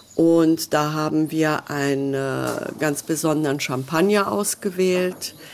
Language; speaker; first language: German; non-native, fluent; Hungarian